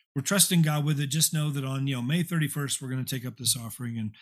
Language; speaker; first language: English; native; English